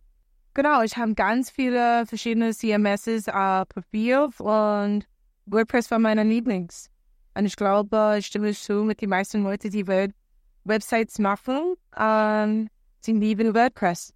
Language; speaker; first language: German; non-native, learner; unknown